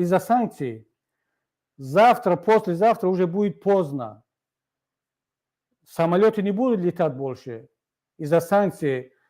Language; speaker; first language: Russian; non-native, local second language; Tajik